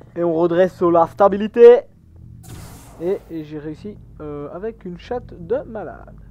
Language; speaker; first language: French; native; French